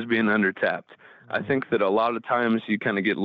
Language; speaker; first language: English; native; English